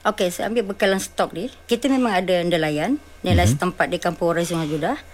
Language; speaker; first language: Malay; non-native, local second language; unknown